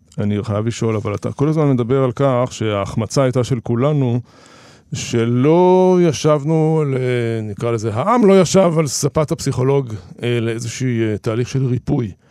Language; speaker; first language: Hebrew; native; Hebrew